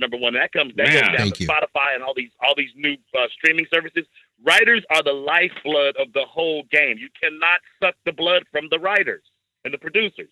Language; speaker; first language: English; native; English